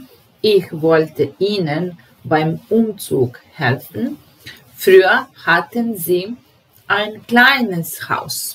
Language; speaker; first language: German; non-native, fluent; Serbian